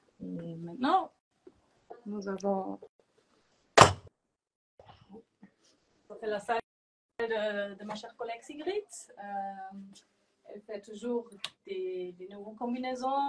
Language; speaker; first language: French; non-native, fluent; German